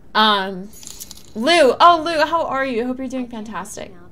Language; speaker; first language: English; native; English